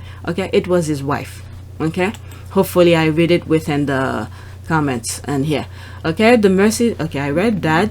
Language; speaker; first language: English; non-native, fluent; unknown